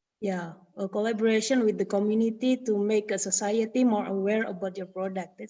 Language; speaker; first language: English; non-native, fluent; Indonesian